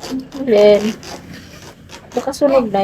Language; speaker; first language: Filipino; native; Filipino